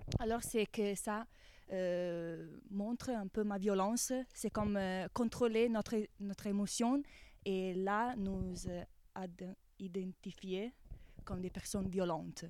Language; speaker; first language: French; non-native, fluent; Italian